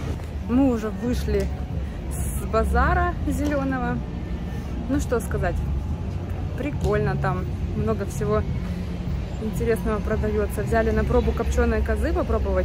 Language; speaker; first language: Russian; native; Russian